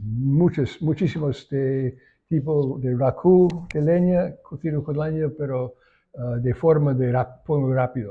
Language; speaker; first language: Spanish; non-native, learner; English